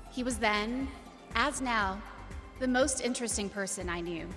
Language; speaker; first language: English; native; English